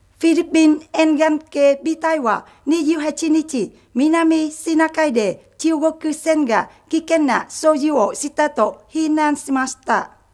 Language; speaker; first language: Japanese; non-native, fluent; Vietnamese